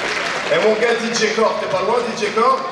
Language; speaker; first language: French; native; French